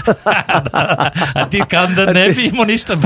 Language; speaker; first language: Croatian; native; Croatian